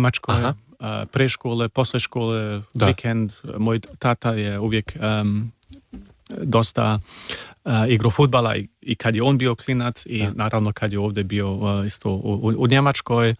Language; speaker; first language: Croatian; early bilingual, heritage; Serbian